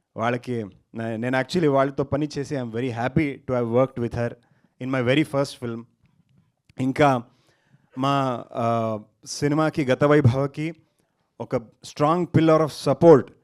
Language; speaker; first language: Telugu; non-native, learner; Kannada